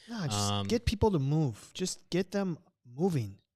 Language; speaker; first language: English; native; English